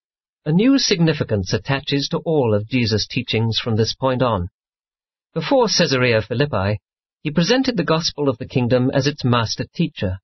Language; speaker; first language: English; native; English